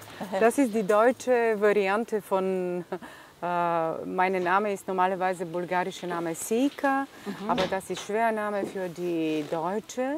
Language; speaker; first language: German; non-native, learner; Bulgarian